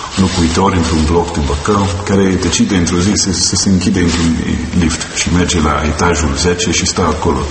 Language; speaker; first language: Romanian; non-native, fluent; English